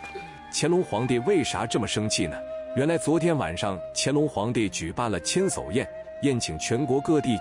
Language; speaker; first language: Chinese; native; Chinese